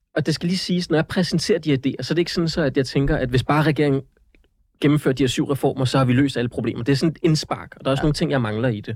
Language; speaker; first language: Danish; early bilingual, other home language; Central Kurdish